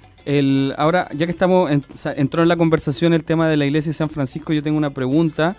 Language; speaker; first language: Spanish; native; Spanish